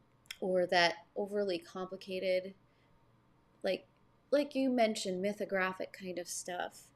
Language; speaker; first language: English; native; English